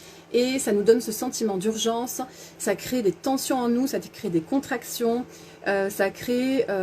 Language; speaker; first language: French; native; French